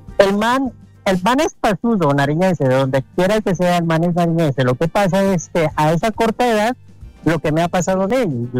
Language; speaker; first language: Spanish; native; Spanish